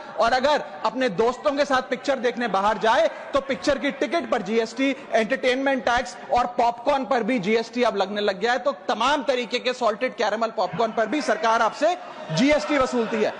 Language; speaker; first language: Hindi; native; Hindi